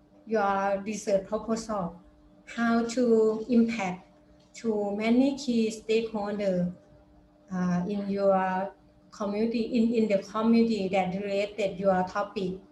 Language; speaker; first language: English; non-native, fluent; Thai